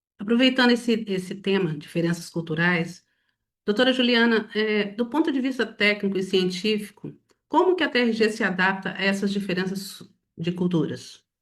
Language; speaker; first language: Portuguese; native; Portuguese